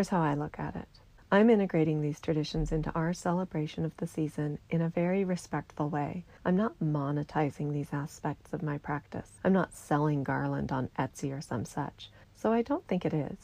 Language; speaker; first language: English; native; English